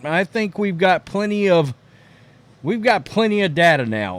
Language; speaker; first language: English; native; English